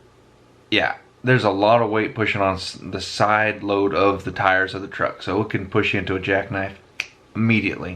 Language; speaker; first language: English; native; English